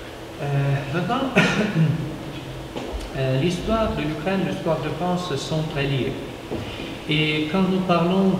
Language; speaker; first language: French; non-native, learner; Ukrainian